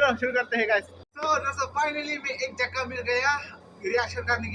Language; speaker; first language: Hindi; non-native, local second language; Khasi